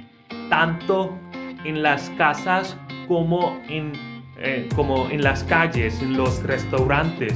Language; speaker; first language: Spanish; non-native, fluent; Hindi